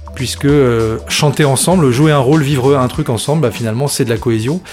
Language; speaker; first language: French; native; French